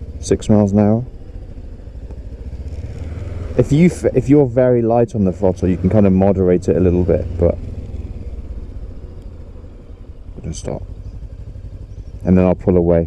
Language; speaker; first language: English; native; English